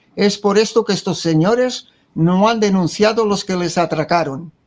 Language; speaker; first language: Spanish; non-native, local second language; Catalan